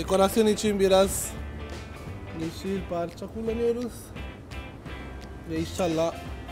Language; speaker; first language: Turkish; non-native, learner; Italian